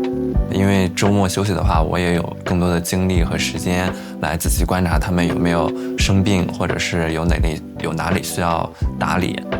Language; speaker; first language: Chinese; native; Chinese